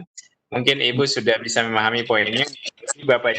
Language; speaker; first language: Indonesian; native; Indonesian